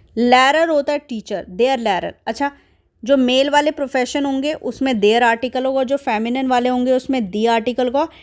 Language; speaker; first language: Hindi; native; Hindi